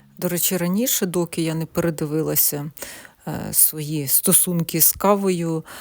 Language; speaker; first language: Ukrainian; native; Ukrainian